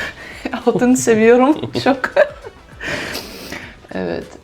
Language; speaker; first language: Turkish; non-native, learner; Russian